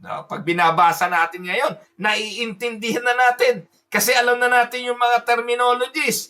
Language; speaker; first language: Filipino; native; Filipino